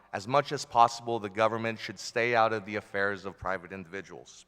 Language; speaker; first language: English; early bilingual, other home language; Filipino